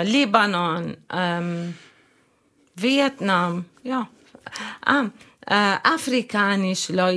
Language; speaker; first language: German; non-native, learner; Arabic